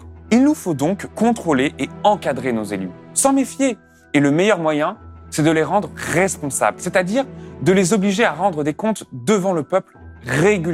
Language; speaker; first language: French; native; French